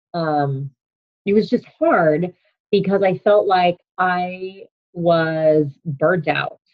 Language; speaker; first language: English; native; English